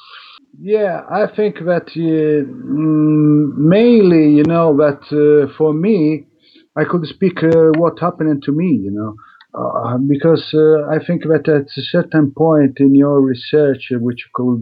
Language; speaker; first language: English; non-native, fluent; Italian